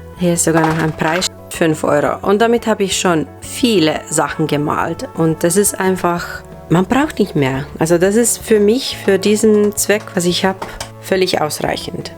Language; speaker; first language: German; non-native, fluent; Finnish